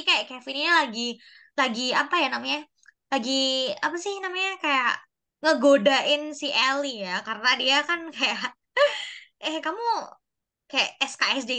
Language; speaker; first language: Indonesian; native; Indonesian